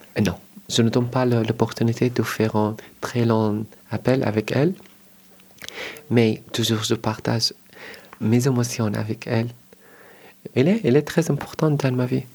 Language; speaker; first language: French; non-native, learner; Arabic